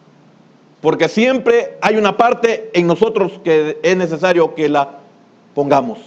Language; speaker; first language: Spanish; native; Spanish